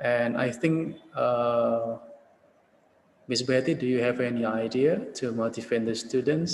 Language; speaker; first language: English; non-native, learner; Indonesian